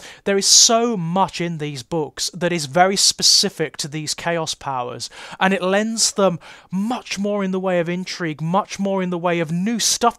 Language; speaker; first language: English; native; English